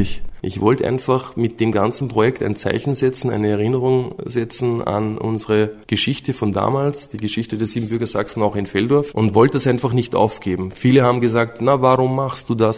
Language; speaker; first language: German; native; German